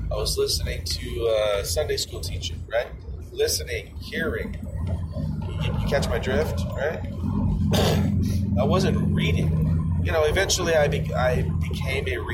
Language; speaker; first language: English; native; English